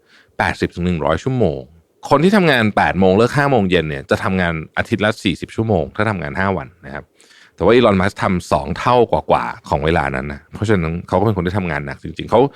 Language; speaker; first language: Thai; native; Thai